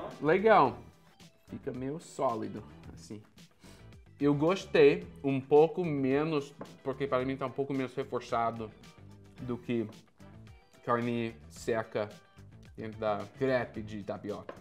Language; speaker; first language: Portuguese; non-native, fluent; English